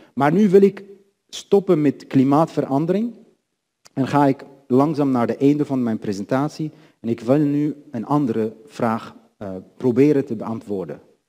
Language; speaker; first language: Dutch; non-native, fluent; Arabic